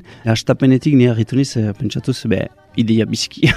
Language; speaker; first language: Basque; native; Basque